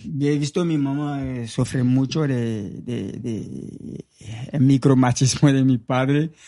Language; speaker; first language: Spanish; non-native, fluent; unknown